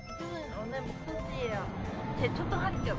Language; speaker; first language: Korean; early bilingual, heritage; Korean